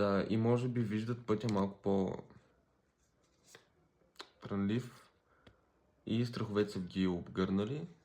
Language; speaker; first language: Bulgarian; native; Bulgarian